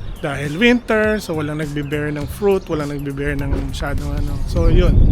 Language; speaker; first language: Filipino; native; Filipino